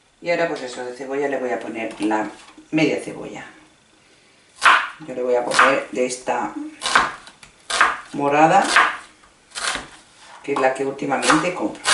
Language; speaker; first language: Spanish; native; Spanish